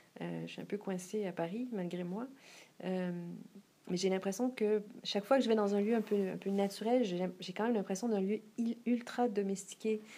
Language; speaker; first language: French; native; French